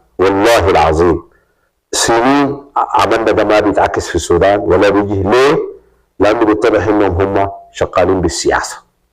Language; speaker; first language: Arabic; native; Arabic